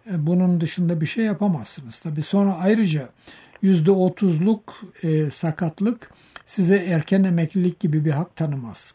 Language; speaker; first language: Turkish; native; Turkish